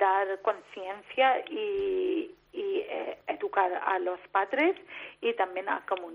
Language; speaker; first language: Spanish; non-native, learner; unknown